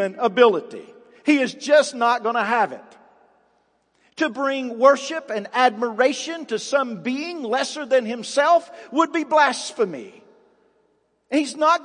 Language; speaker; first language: English; native; English